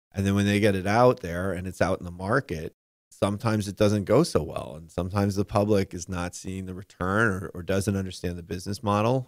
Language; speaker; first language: English; native; English